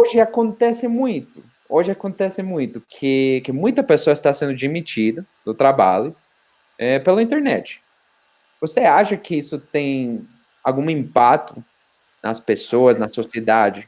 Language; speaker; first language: Portuguese; non-native, fluent; Spanish